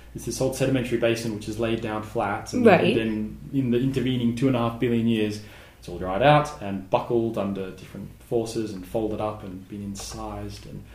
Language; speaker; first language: English; native; English